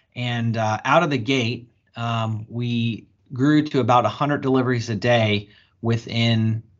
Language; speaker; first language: English; native; English